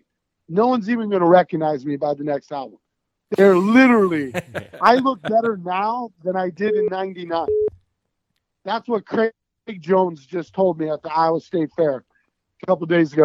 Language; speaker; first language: English; native; English